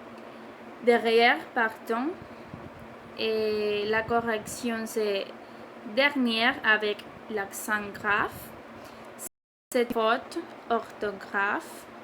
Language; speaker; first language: French; non-native, learner; Spanish